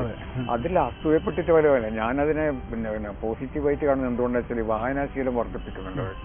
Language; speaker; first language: Malayalam; native; Malayalam